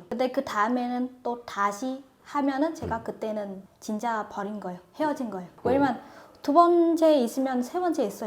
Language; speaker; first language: Korean; non-native, fluent; Vietnamese